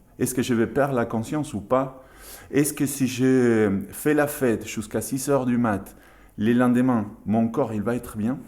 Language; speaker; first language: French; non-native, fluent; Spanish